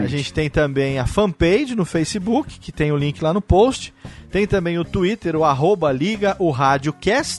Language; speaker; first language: Portuguese; native; Portuguese